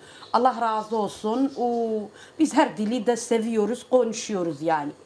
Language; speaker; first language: Turkish; non-native, local second language; Kurdish